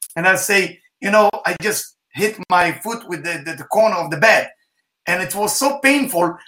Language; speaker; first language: English; non-native, fluent; Hebrew